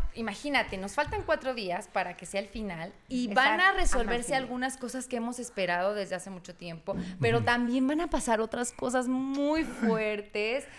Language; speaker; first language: Spanish; native; Spanish